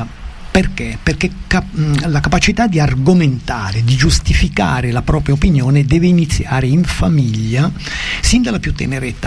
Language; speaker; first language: Italian; native; Italian